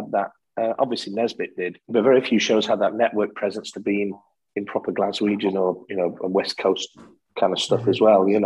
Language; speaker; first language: English; native; English